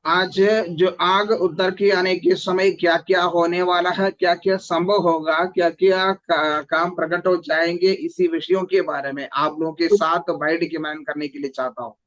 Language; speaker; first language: Hindi; non-native, local second language; Malayalam